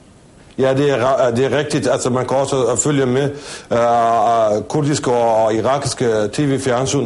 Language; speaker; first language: Danish; non-native, fluent; Kurdish